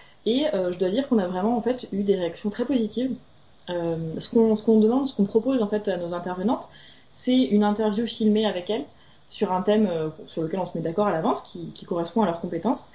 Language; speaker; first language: French; native; French